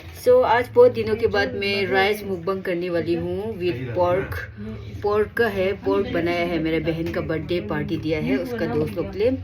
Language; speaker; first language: Hindi; non-native, local second language; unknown